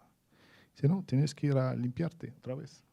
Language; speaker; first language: Spanish; non-native, fluent; Arabic